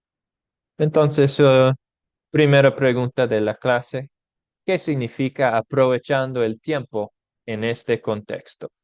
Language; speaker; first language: Spanish; non-native, fluent; English